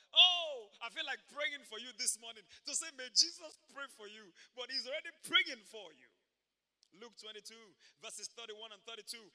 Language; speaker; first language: English; non-native, local second language; Yoruba